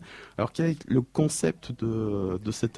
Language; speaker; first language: French; native; French